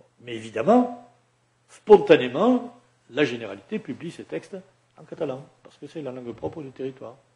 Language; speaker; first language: French; native; French